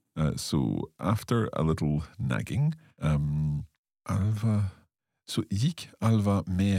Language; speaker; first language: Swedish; non-native, learner; English